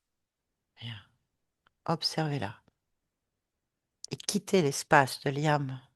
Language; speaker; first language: French; native; French